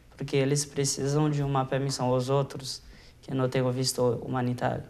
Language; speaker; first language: Portuguese; non-native, fluent; Haitian Creole